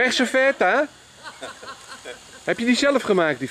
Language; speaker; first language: Dutch; native; Dutch